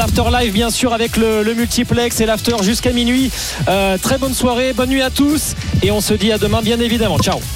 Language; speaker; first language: French; native; French